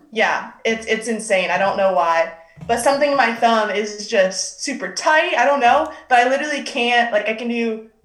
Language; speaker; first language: English; native; English